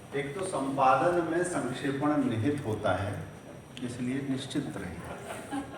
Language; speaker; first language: Hindi; native; Hindi